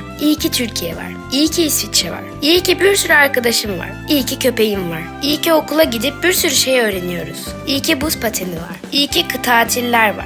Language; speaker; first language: Turkish; early bilingual, heritage; Turkish